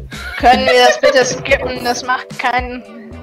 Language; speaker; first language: German; native; German